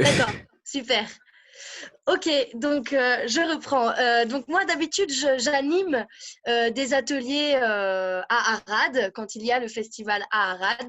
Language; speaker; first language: French; native; French